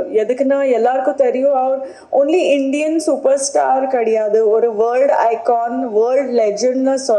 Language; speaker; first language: Tamil; non-native, fluent; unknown